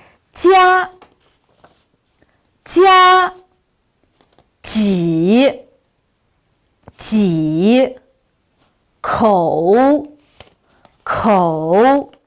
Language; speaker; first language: Chinese; non-native, local second language; Uyghur